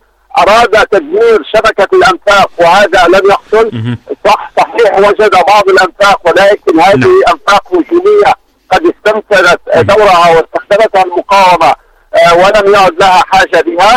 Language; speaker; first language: Arabic; native; Arabic